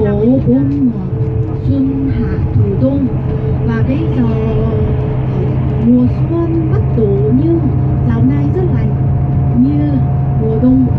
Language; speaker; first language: Vietnamese; non-native, learner; Korean